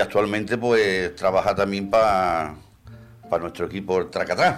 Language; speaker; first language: Spanish; native; Spanish